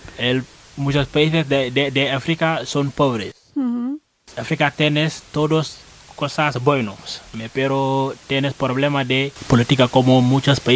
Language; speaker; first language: Spanish; non-native, learner; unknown